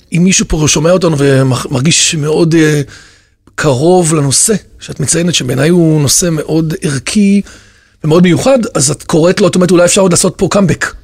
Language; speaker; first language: Hebrew; native; Hebrew